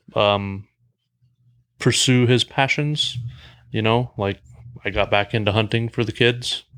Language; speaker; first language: English; native; English